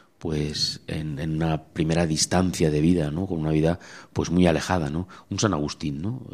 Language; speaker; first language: Spanish; native; Spanish